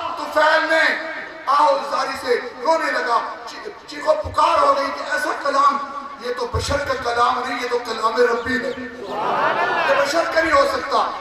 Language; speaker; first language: Urdu; non-native, local second language; Saraiki